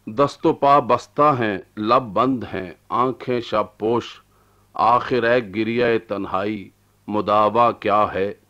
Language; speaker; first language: Urdu; non-native, local second language; Punjabi